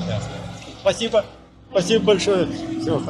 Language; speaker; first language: Russian; native; Russian